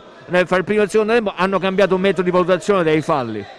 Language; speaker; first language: Italian; native; Italian